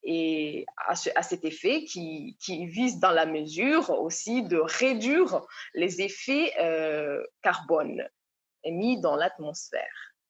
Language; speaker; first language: French; non-native, local second language; Comorian